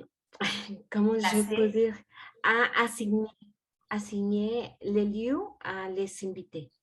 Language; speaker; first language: French; non-native, learner; Spanish